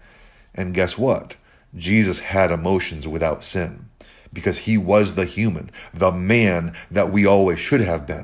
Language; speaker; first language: English; native; English